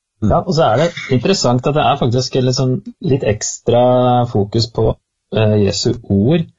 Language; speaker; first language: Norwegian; native; Norwegian